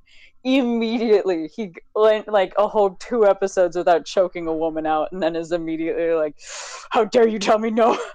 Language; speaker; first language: English; native; English